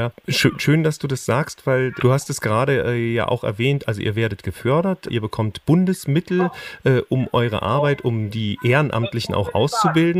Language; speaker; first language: German; native; German